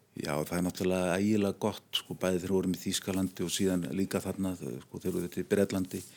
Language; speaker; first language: Icelandic; native; Icelandic